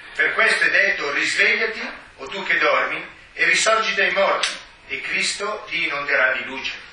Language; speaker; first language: Italian; native; Italian